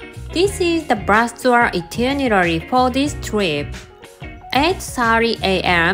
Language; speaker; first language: English; non-native, learner; Japanese